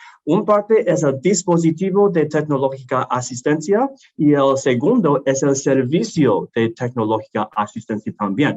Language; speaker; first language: Spanish; non-native, learner; English